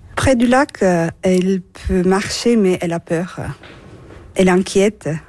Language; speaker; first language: French; non-native, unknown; Turkish